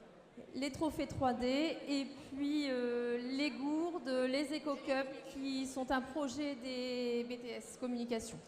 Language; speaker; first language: French; native; French